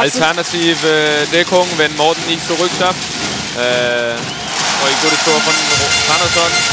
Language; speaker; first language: German; non-native, fluent; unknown